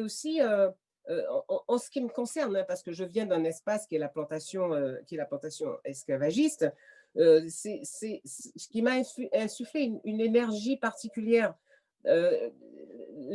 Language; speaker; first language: French; native; French